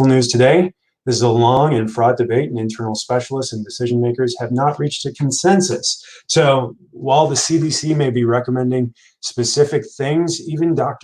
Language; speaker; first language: English; native; English